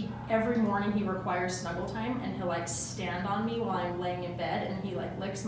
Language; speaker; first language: English; native; English